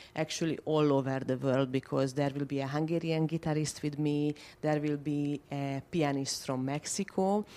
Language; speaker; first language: English; non-native, fluent; Hungarian